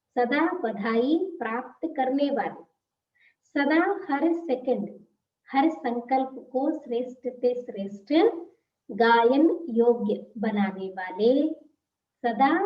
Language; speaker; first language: Hindi; non-native, local second language; Telugu